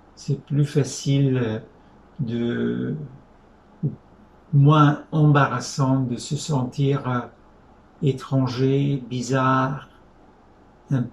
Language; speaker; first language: French; non-native, fluent; Hungarian